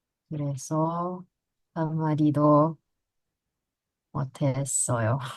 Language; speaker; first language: Korean; non-native, learner; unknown